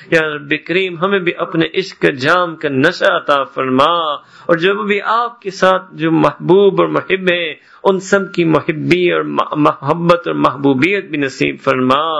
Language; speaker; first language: Urdu; early bilingual, other home language; English